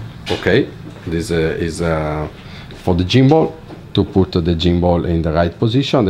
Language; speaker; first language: English; non-native, fluent; Italian